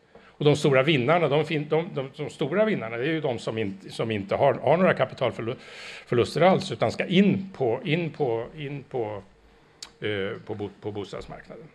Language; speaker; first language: Swedish; native; Swedish